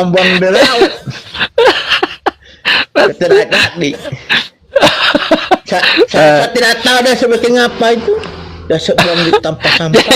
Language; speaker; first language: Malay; non-native, local second language; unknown